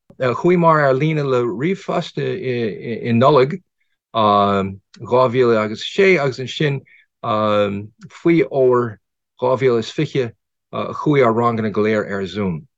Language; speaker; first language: Irish; non-native, fluent; English